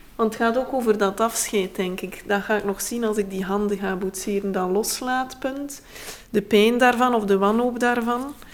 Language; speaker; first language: Dutch; native; Dutch